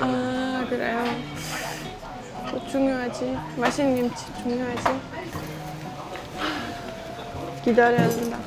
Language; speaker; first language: Korean; non-native, fluent; Estonian